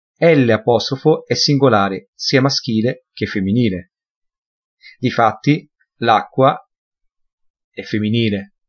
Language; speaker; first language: Italian; native; Italian